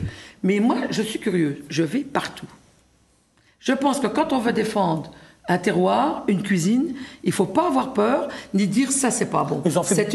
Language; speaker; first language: French; native; French